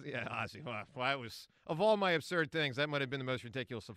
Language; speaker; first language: English; native; English